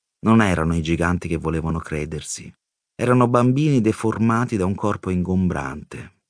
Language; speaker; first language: Italian; native; Italian